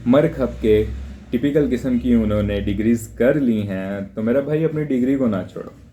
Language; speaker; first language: Urdu; non-native, local second language; Punjabi